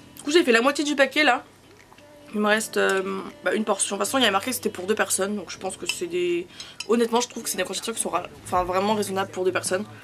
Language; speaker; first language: French; early bilingual, other home language; Spanish